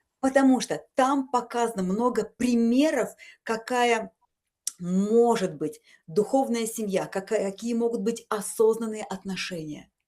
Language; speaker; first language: Russian; native; Russian